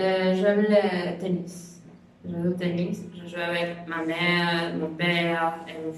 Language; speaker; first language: French; non-native, learner; Spanish